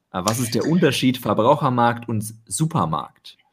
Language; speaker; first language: German; native; German